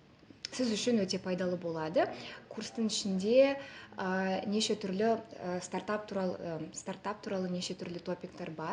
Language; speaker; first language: Kazakh; non-native, local second language; Russian